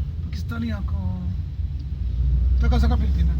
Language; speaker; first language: Filipino; non-native, learner; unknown